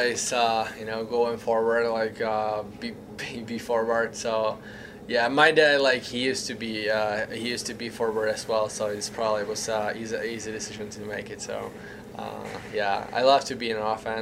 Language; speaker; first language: English; non-native, learner; Czech